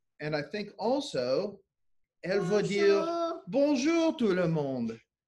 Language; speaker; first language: French; non-native, learner; English